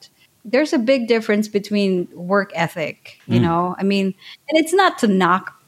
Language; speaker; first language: English; non-native, local second language; Filipino